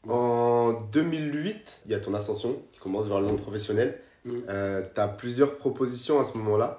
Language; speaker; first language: French; native; French